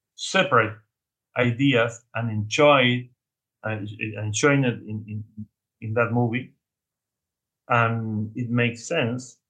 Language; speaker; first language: English; non-native, learner; Spanish